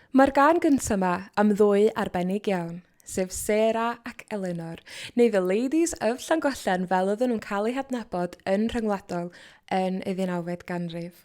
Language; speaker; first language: Welsh; native; Welsh